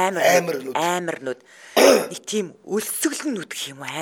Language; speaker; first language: Mongolian; native; Mongolian